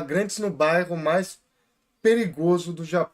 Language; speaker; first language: Portuguese; native; Portuguese